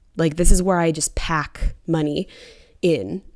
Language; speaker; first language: English; native; English